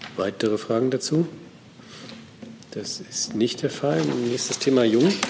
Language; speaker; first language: German; native; German